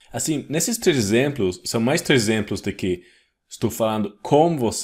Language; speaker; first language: Portuguese; non-native, fluent; English